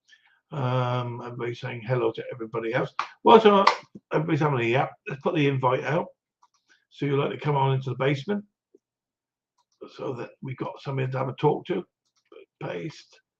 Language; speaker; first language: English; native; English